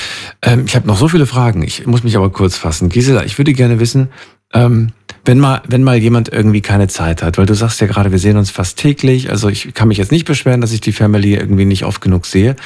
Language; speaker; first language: German; native; German